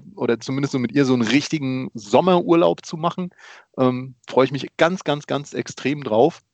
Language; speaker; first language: German; early bilingual, other home language; Polish